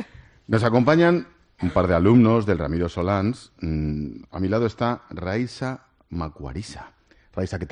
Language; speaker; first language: Spanish; native; Spanish